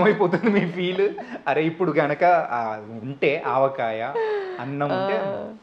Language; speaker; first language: Telugu; native; Telugu